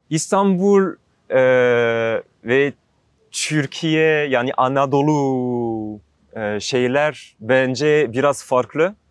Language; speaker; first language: Turkish; non-native, learner; French